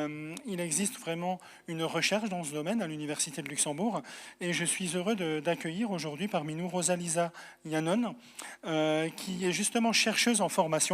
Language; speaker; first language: French; native; French